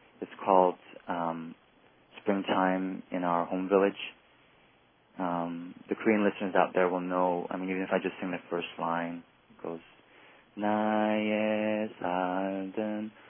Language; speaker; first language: English; native; English